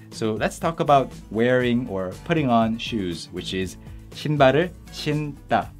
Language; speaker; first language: English; non-native, fluent; Korean